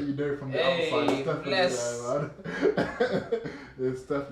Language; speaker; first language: English; native; English